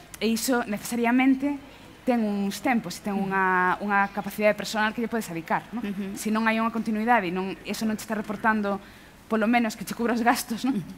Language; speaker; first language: Galician; non-native, local second language; Spanish